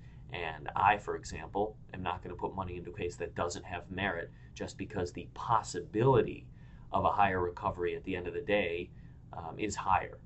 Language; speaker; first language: English; native; English